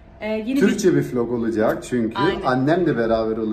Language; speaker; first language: Turkish; early bilingual, heritage; Turkish